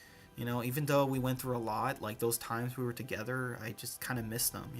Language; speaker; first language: English; native; English